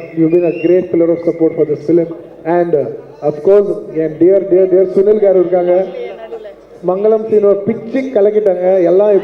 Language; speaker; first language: Tamil; non-native, fluent; Telugu